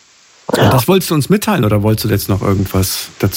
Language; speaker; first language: German; native; German